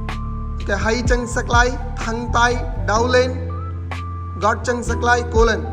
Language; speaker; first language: Vietnamese; non-native, learner; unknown